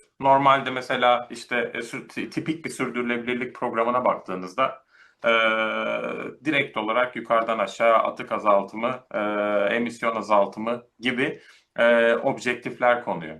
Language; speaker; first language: Turkish; native; Turkish